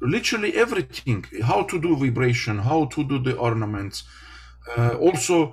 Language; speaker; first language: English; non-native, fluent; Armenian